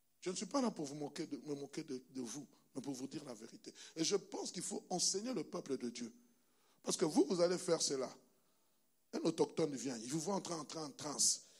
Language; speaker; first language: French; non-native, local second language; Lingala